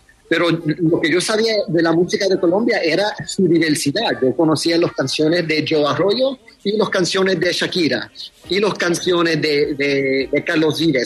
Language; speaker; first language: Spanish; early bilingual, heritage; Spanish